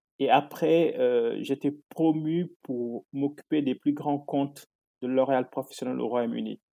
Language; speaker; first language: French; non-native, local second language; Wolof